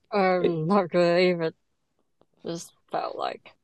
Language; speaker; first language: English; non-native, local second language; Cantonese